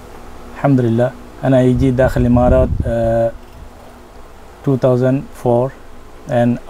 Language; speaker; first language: Arabic; non-native, learner; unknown